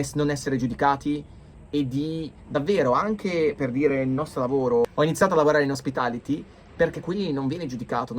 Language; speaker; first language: Italian; native; Italian